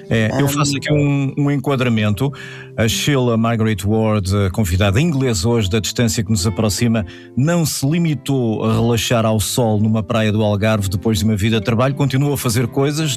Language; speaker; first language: Portuguese; native; Portuguese